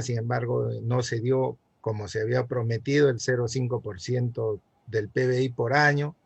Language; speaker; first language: Spanish; native; Spanish